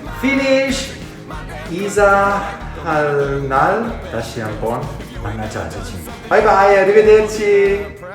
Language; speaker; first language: Korean; non-native, learner; Italian